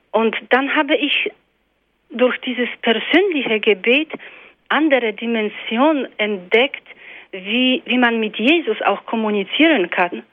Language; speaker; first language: German; non-native, fluent; Polish